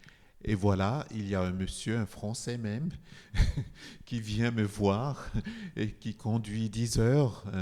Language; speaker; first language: French; non-native, fluent; Igbo